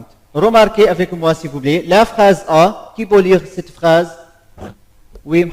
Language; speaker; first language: French; non-native, fluent; Arabic